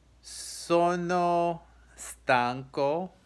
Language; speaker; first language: Italian; non-native, learner; English